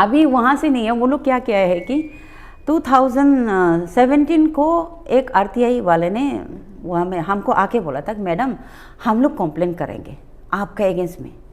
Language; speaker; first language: Hindi; non-native, local second language; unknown